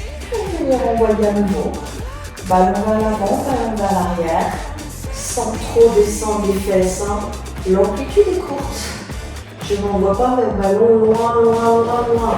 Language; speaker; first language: French; native; French